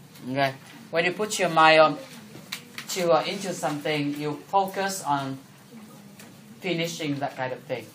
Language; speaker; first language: English; non-native, fluent; Vietnamese